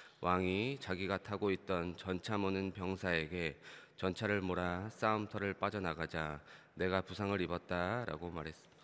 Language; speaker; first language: Korean; native; Korean